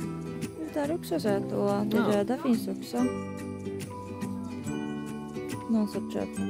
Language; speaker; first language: Swedish; non-native, learner; Japanese